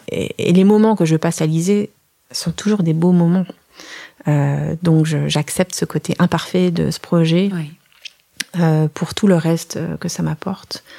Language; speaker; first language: French; native; French